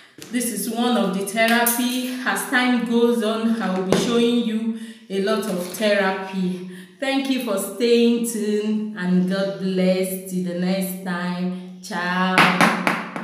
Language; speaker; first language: English; non-native, local second language; Igbo